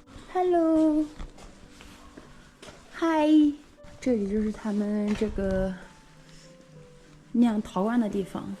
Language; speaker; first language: Chinese; native; Chinese